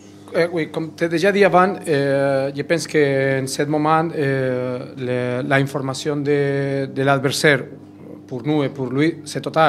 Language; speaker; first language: French; non-native, fluent; Spanish